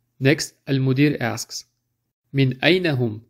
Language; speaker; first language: Arabic; non-native, fluent; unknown